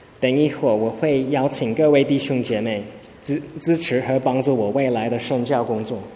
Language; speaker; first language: Chinese; early bilingual, heritage; Chinese